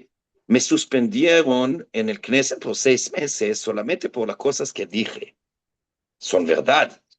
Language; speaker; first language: Spanish; non-native, fluent; Hebrew